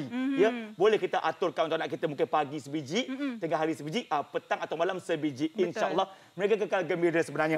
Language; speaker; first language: Malay; native; Malay